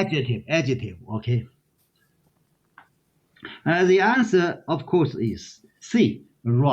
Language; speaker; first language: English; non-native, learner; Chinese